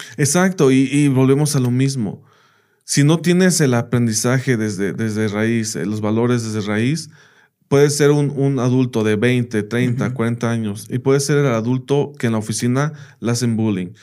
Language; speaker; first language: Spanish; early bilingual, heritage; Spanish